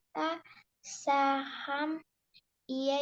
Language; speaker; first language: Korean; non-native, learner; Spanish